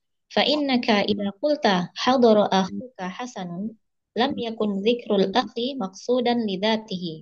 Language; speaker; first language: Arabic; non-native, learner; Indonesian